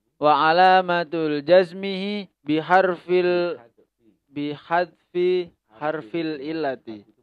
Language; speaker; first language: Arabic; non-native, learner; Indonesian